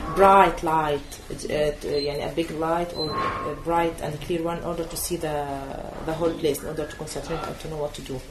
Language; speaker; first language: English; non-native, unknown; Arabic